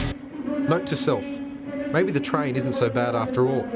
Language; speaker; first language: English; native; English